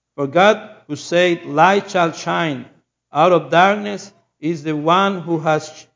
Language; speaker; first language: English; non-native, learner; Spanish